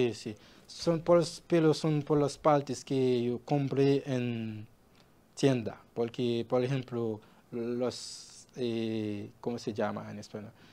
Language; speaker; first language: Spanish; non-native, learner; Haitian Creole